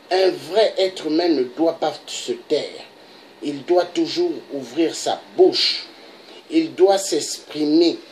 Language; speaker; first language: French; non-native, local second language; Lingala